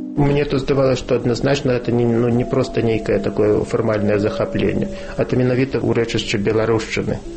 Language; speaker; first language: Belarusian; non-native, local second language; Russian